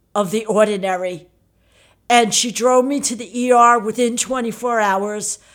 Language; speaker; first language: English; early bilingual, other home language; Italian